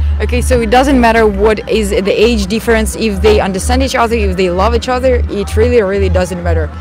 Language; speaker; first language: English; non-native, fluent; Ukrainian